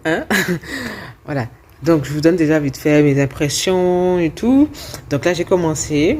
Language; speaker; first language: French; native; French